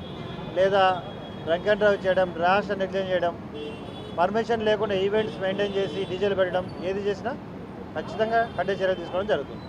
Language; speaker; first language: Telugu; native; Telugu